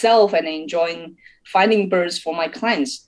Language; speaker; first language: English; non-native, fluent; Chinese